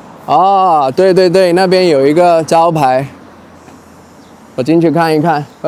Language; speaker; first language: Chinese; early bilingual, heritage; Chinese